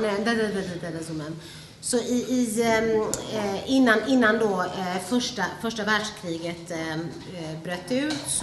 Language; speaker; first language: Swedish; early bilingual, other home language; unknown